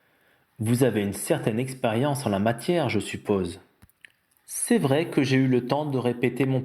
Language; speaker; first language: French; native; French